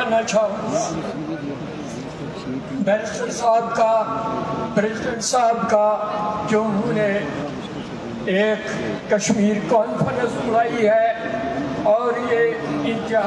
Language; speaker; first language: Urdu; non-native, local second language; Kashmiri